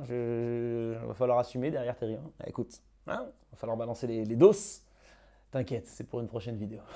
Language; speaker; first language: French; native; French